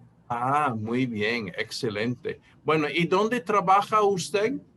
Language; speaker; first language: Spanish; non-native, fluent; English